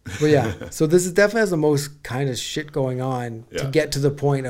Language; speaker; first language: English; native; English